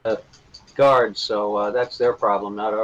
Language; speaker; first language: English; native; English